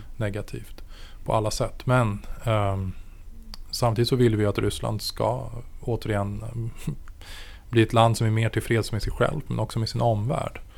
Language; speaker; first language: Swedish; native; Swedish